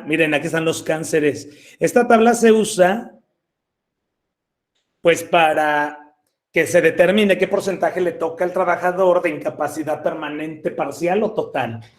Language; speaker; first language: Spanish; native; Spanish